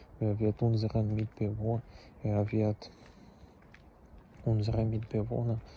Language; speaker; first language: German; non-native, learner; Czech